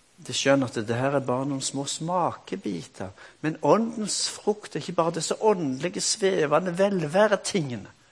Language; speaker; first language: Norwegian; native; Norwegian